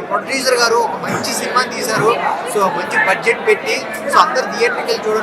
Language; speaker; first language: Telugu; native; Telugu